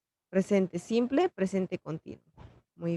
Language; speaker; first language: Spanish; non-native, local second language; Quechua